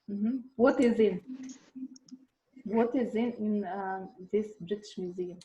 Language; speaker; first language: English; non-native, learner; Kazakh